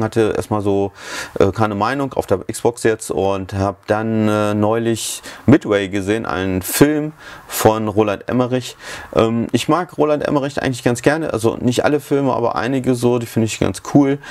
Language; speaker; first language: German; native; German